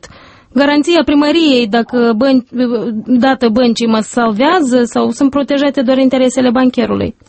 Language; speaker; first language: Romanian; native; Romanian